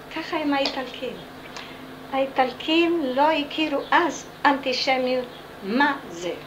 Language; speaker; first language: Hebrew; non-native, fluent; Italian